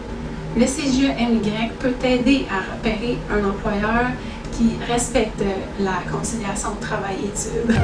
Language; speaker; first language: French; native; French